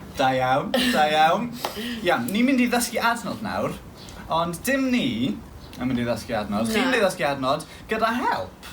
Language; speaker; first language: Welsh; non-native, local second language; English